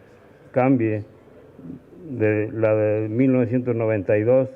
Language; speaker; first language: Spanish; native; Spanish